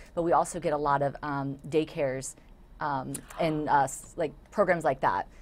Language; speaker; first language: English; native; English